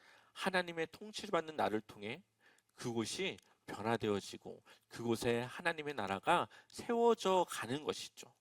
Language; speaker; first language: Korean; native; Korean